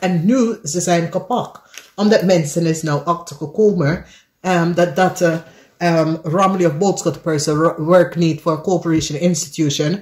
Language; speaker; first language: Dutch; non-native, learner; English